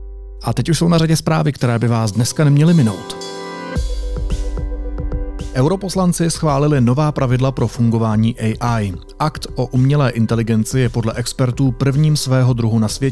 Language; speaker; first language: Czech; native; Czech